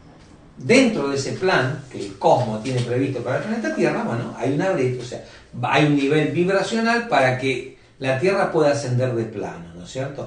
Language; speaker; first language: Spanish; native; Spanish